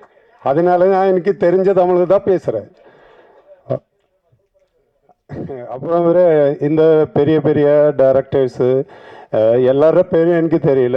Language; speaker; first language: Tamil; non-native, learner; Malayalam